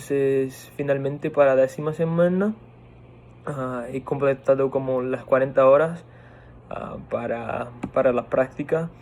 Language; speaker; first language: Spanish; non-native, fluent; Portuguese